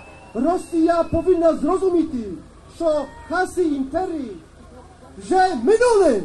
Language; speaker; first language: Ukrainian; non-native, learner; Polish